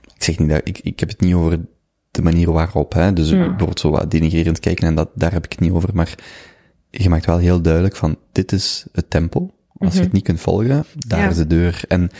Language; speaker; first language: Dutch; native; Dutch